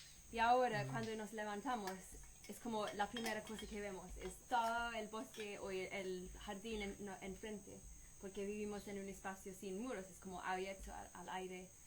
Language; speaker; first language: Spanish; non-native, fluent; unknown